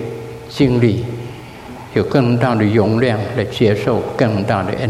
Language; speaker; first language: Chinese; native; Chinese